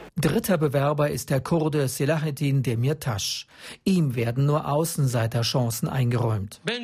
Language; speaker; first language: German; native; German